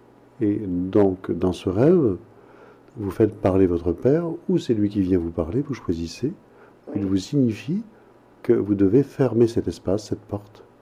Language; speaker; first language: French; native; French